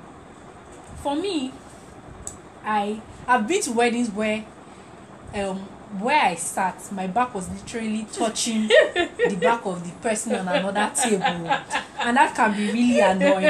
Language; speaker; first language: English; non-native, local second language; Yoruba